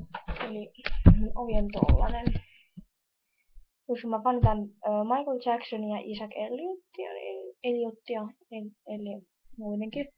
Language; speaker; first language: Finnish; native; Finnish